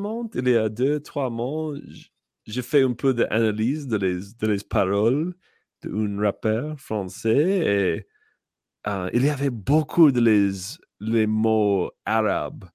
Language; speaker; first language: French; non-native, learner; English